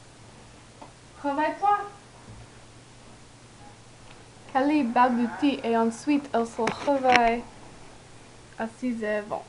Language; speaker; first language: French; non-native, learner; English